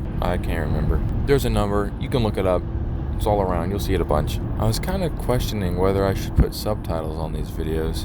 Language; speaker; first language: English; native; English